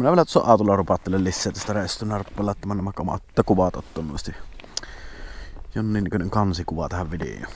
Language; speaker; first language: Finnish; native; Finnish